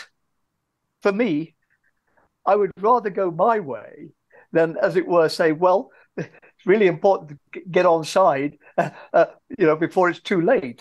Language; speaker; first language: English; native; English